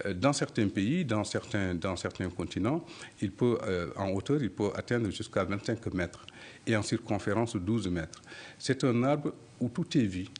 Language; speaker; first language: French; non-native, local second language; Soninke